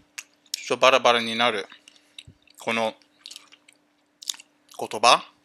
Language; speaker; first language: Japanese; non-native, learner; English